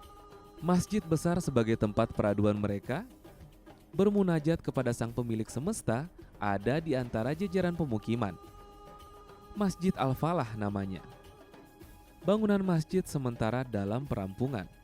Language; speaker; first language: Indonesian; native; Indonesian